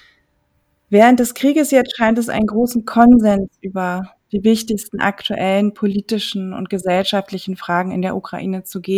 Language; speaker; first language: German; native; German